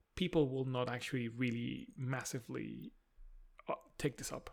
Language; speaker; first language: English; non-native, fluent; Spanish